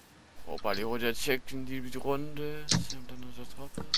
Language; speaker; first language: Danish; native; Danish